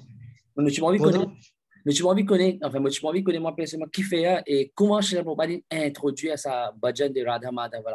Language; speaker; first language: French; non-native, local second language; Morisyen